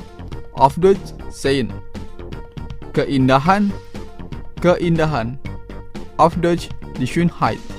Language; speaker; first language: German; non-native, fluent; Indonesian